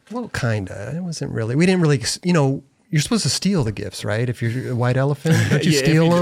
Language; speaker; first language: English; native; English